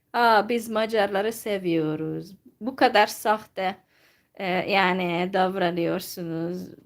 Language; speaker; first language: Turkish; non-native, fluent; Hungarian